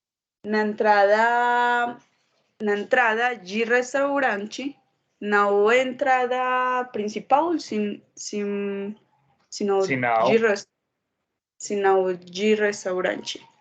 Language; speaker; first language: Portuguese; non-native, learner; Spanish